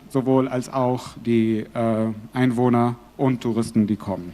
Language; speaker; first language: German; non-native, fluent; Arabic